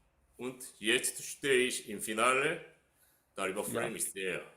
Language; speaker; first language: German; non-native, fluent; Korean